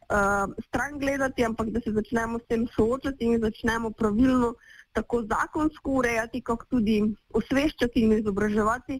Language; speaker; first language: Slovenian; native; Slovenian